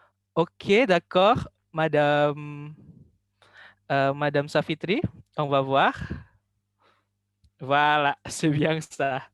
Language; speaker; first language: French; non-native, fluent; Indonesian